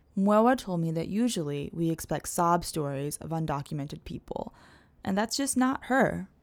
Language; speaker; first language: English; native; English